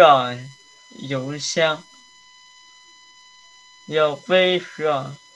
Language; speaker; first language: Chinese; early bilingual, heritage; Chinese